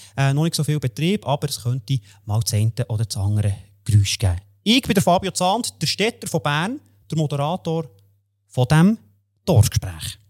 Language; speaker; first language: German; native; German